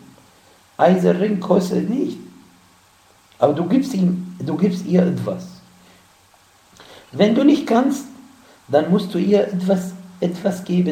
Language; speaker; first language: German; non-native, fluent; Arabic